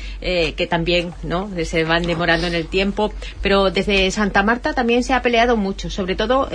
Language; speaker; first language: Spanish; native; Spanish